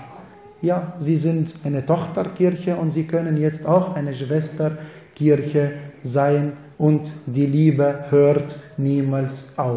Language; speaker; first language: German; non-native, fluent; Arabic